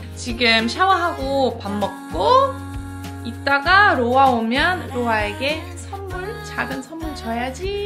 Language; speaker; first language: Korean; non-native, fluent; French